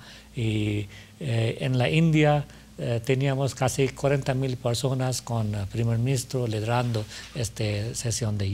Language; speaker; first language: Spanish; non-native, learner; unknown